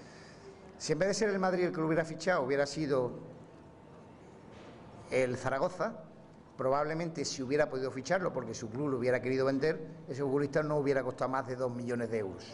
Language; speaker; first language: Spanish; native; Spanish